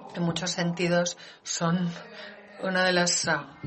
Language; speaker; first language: Spanish; non-native, fluent; Danish